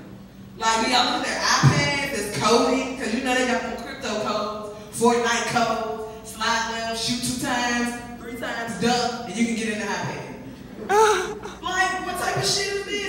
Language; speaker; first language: English; native; English